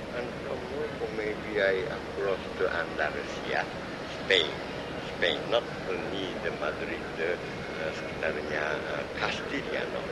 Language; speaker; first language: English; non-native, learner; Japanese